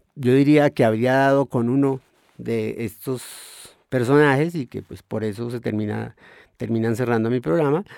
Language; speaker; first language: Spanish; native; Spanish